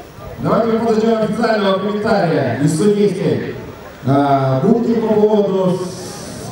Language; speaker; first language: Russian; native; Russian